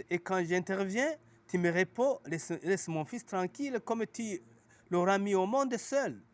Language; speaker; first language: French; non-native, local second language; Rundi